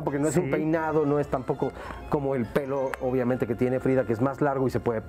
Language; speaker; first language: Spanish; native; Spanish